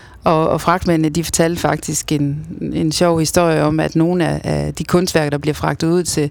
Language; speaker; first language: Danish; native; Danish